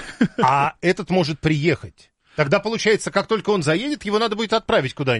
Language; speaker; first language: Russian; native; Russian